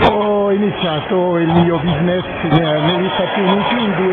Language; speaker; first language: Italian; non-native, fluent; French